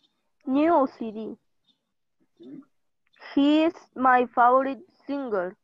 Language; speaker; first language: English; non-native, learner; Spanish